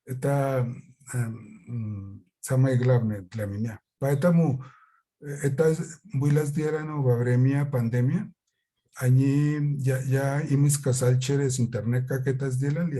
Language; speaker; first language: Russian; non-native, fluent; Spanish